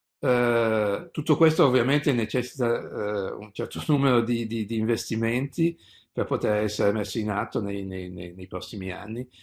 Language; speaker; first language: Italian; native; Italian